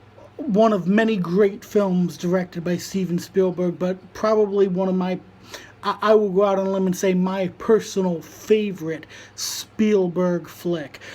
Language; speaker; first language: English; native; English